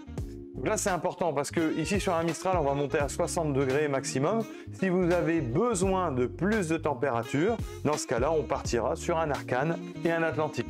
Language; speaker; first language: French; native; French